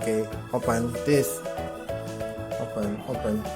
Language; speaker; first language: English; non-native, learner; Indonesian